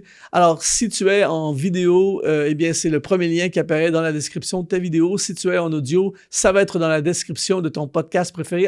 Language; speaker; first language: French; native; French